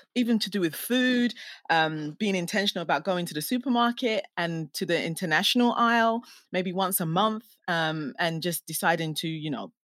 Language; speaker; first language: English; non-native, local second language; Akan